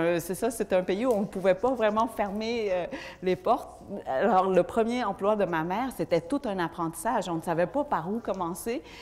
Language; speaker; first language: French; early bilingual, other home language; Vietnamese